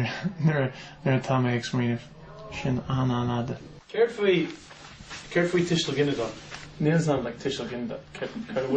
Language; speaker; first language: Irish; non-native, learner; English